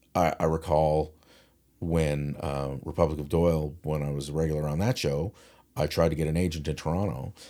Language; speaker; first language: English; native; English